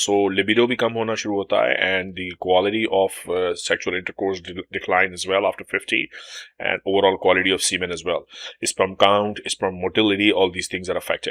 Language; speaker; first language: English; non-native, local second language; Urdu